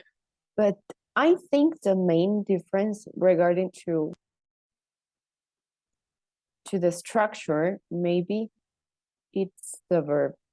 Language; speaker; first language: English; non-native, fluent; Spanish